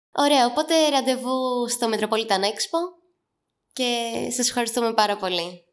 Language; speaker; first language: Greek; native; Greek